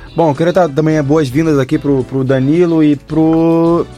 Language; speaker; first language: Portuguese; native; Portuguese